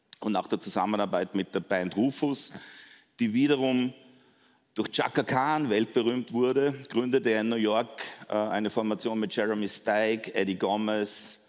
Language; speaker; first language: German; native; German